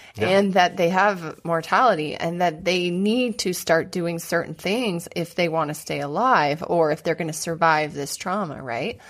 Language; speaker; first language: English; native; English